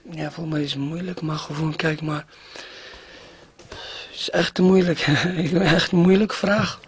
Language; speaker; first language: Dutch; non-native, learner; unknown